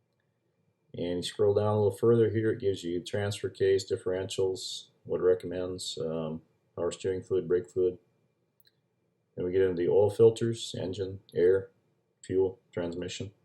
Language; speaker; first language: English; native; English